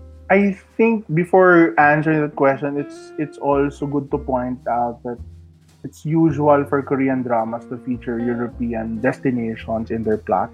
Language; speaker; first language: English; non-native, local second language; Filipino